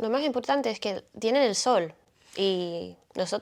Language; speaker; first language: Spanish; non-native, learner; English